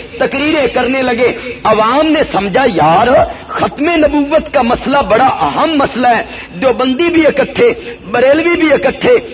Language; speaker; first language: Urdu; non-native, local second language; Punjabi